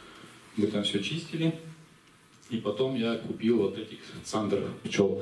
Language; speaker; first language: Russian; native; Russian